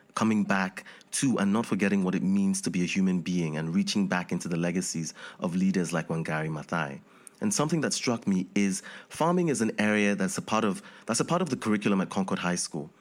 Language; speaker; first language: English; non-native, local second language; Yoruba